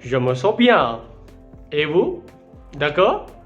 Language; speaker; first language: French; non-native, fluent; Hindi